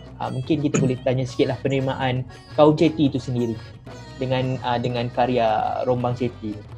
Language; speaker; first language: Malay; native; Malay